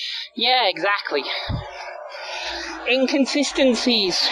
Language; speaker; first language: English; native; English